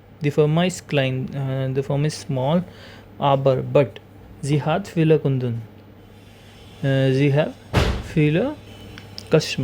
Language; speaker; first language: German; non-native, learner; Hindi